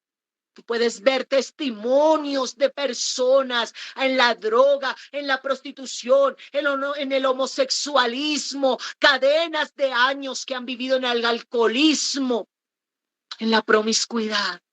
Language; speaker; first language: Spanish; native; Spanish